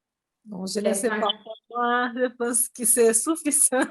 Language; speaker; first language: French; non-native, learner; Portuguese